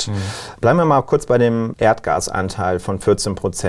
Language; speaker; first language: German; native; German